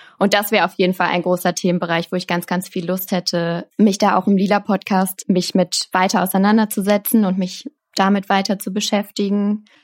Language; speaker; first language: German; native; German